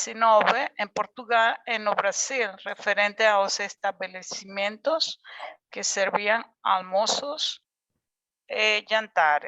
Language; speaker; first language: Portuguese; non-native, learner; Spanish